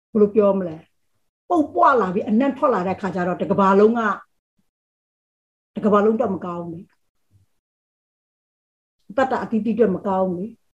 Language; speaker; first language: Burmese; non-native, local second language; Tedim Chin